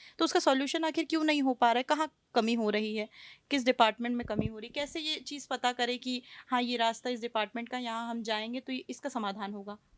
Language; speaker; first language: Hindi; native; Hindi